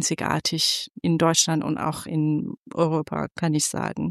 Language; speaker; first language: German; non-native, fluent; Persian